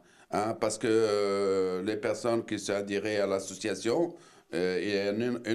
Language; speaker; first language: French; non-native, local second language; Arabic